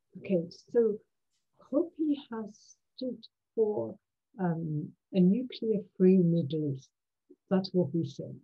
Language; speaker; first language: English; non-native, fluent; Persian